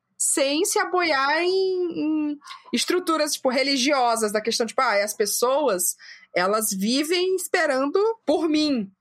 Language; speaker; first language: Portuguese; native; Portuguese